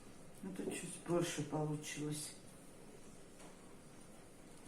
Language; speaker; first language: Russian; non-native, fluent; Armenian